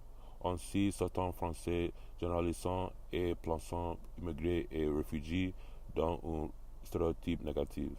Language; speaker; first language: French; non-native, learner; English